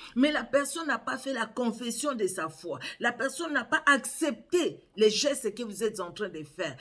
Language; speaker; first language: French; non-native, local second language; Lingala